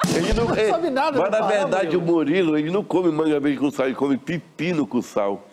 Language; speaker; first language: Portuguese; native; Portuguese